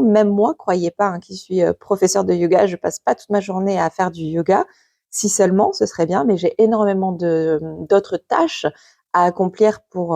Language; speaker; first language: French; native; French